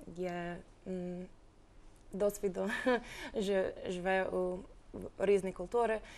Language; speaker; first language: Ukrainian; non-native, learner; English